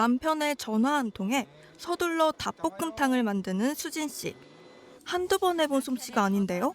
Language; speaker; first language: Korean; native; Korean